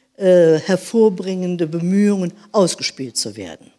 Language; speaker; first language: German; native; German